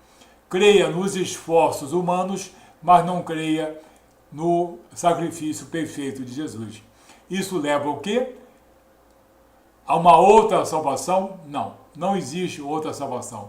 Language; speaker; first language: Portuguese; native; Portuguese